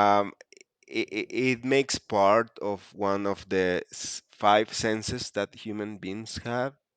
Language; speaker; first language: English; non-native, fluent; Spanish